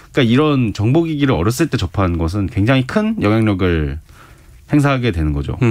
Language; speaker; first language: Korean; native; Korean